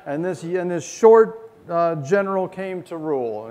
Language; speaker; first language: English; native; English